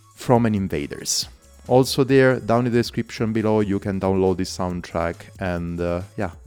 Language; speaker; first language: English; non-native, fluent; Italian